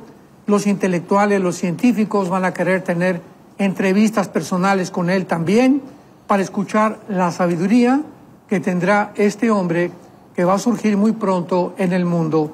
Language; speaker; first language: Spanish; native; Spanish